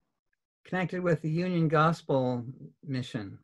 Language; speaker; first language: English; native; English